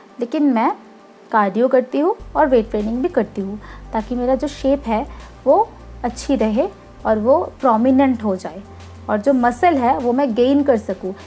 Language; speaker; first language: Hindi; non-native, local second language; Bangla